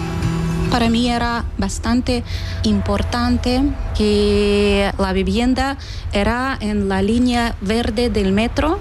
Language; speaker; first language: Spanish; non-native, fluent; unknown